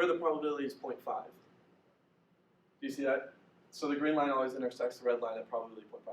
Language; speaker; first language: English; native; English